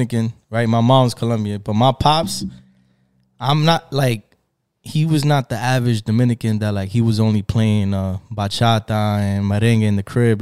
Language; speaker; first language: English; early bilingual, other home language; Spanish